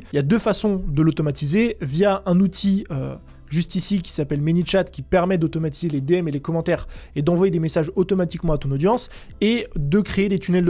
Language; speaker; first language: French; native; French